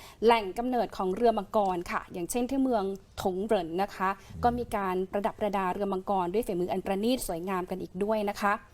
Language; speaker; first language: Thai; native; Thai